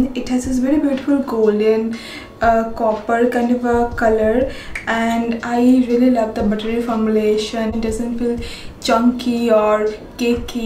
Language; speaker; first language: English; non-native, local second language; Bangla